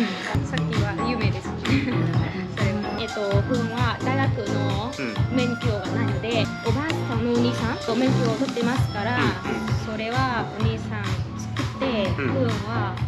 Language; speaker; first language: Japanese; non-native, learner; Vietnamese